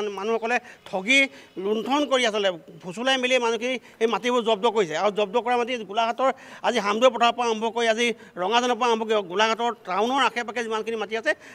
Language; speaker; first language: Assamese; native; Assamese